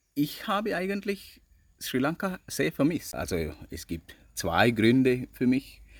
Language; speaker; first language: German; non-native, fluent; Sinhala